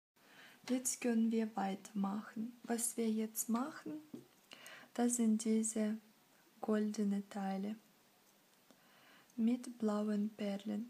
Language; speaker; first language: German; non-native, fluent; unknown